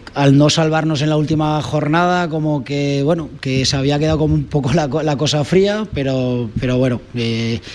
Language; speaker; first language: Spanish; native; Spanish